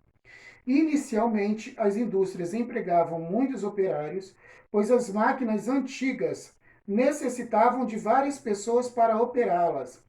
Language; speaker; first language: Portuguese; native; Portuguese